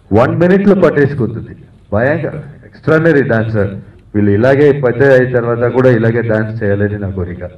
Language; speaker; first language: Telugu; non-native, fluent; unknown